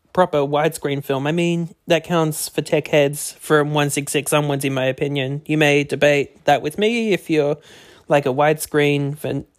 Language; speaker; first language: English; native; English